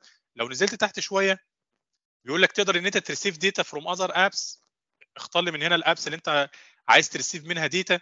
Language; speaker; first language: Arabic; native; Arabic